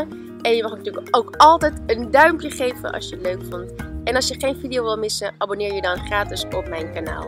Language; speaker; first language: Dutch; native; Dutch